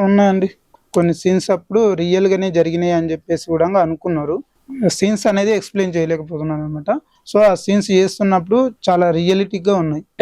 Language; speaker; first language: Telugu; native; Telugu